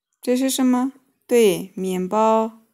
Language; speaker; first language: Chinese; non-native, fluent; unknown